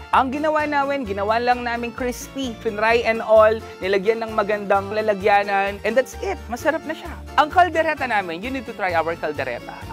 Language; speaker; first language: Filipino; non-native, local second language; Pampanga